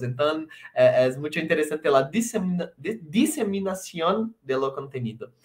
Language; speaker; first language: Spanish; non-native, local second language; Portuguese